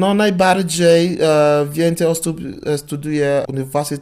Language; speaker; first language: Polish; non-native, learner; English